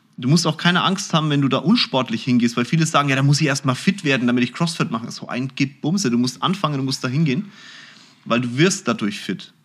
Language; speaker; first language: German; early bilingual, other home language; Turkish